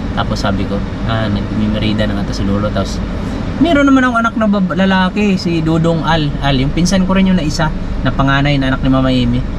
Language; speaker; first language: Filipino; non-native, local second language; Cebuano